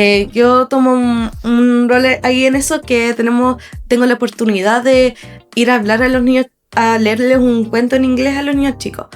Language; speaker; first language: Spanish; non-native, fluent; English